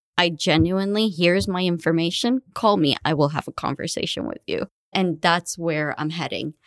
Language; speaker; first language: English; early bilingual, other home language; Arabic